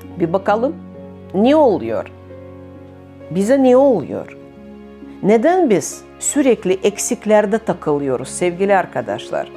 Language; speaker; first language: Turkish; non-native, fluent; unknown